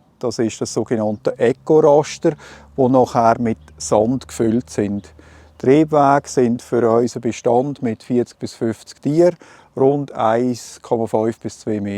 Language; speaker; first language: German; native; German